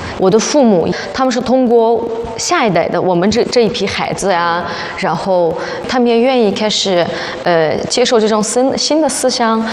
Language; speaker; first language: Chinese; non-native, local second language; Uyghur